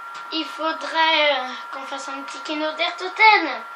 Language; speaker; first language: French; native; French